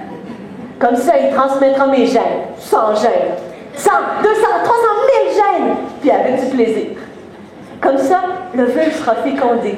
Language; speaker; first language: French; native; French